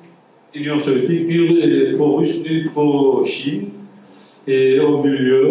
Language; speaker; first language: French; non-native, fluent; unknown